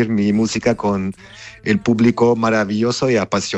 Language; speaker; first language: Spanish; non-native, fluent; Armenian